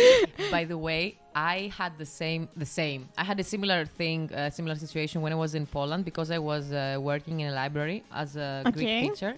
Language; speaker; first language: English; non-native, fluent; Greek